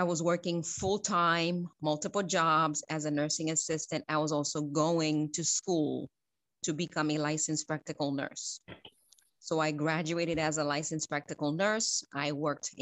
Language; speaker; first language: English; non-native, fluent; Haitian Creole